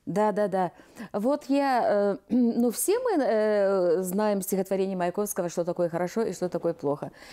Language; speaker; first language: Russian; non-native, local second language; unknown